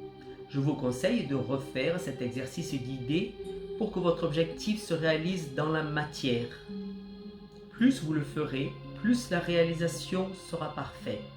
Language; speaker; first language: French; native; French